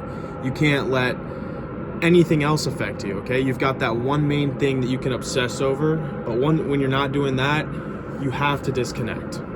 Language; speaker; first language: English; native; English